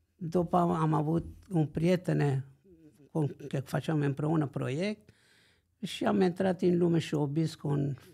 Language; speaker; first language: Romanian; non-native, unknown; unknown